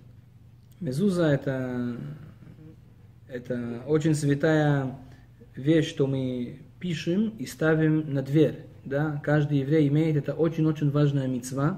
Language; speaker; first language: Russian; early bilingual, heritage; Russian